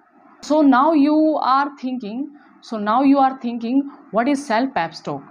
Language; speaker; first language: English; non-native, local second language; Hindi